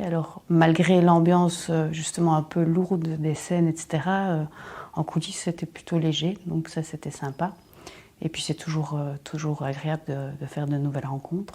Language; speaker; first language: French; native; French